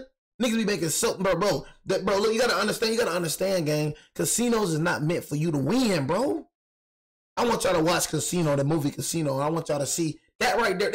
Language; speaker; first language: English; native; English